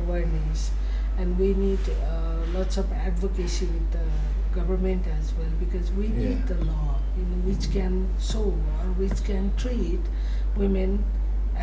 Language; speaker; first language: English; non-native, local second language; Nepali